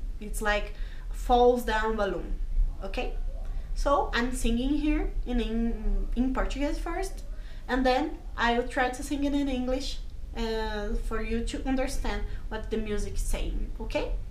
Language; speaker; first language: English; non-native, fluent; Portuguese